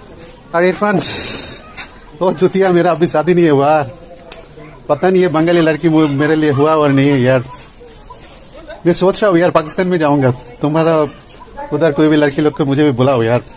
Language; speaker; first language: Hindi; non-native, learner; Bangla